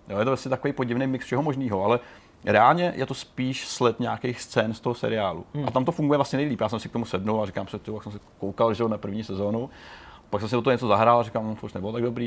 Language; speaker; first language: Czech; native; Czech